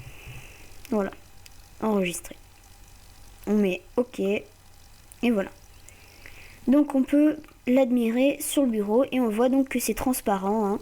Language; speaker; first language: French; native; French